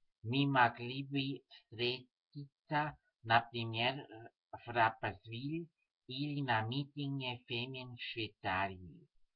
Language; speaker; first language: Russian; non-native, learner; Swiss German